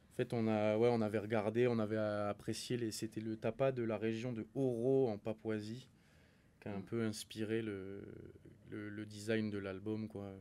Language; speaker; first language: French; native; French